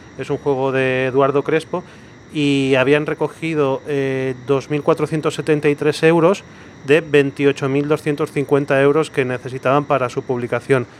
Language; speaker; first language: Spanish; non-native, local second language; Catalan